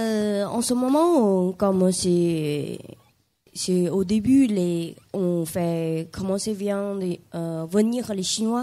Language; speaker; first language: French; non-native, learner; Chinese